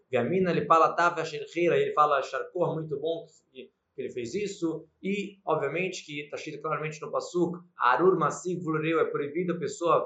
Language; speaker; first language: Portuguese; native; Portuguese